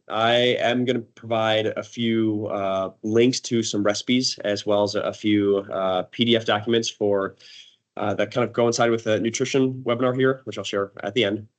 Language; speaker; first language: English; native; English